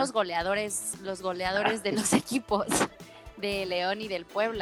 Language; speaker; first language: Spanish; native; Spanish